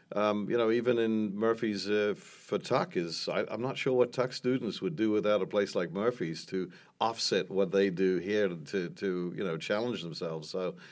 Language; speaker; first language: English; native; English